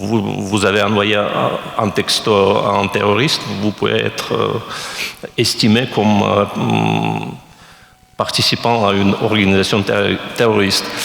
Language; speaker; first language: French; non-native, fluent; Russian